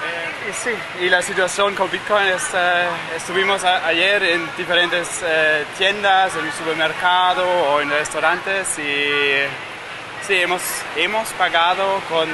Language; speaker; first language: Spanish; non-native, learner; German